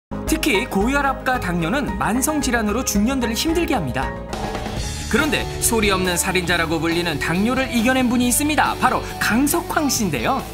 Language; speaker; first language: Korean; native; Korean